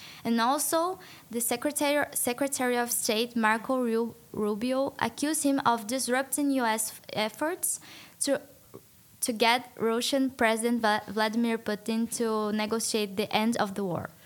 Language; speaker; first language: English; non-native, fluent; Portuguese